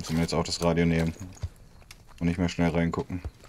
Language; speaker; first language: German; native; German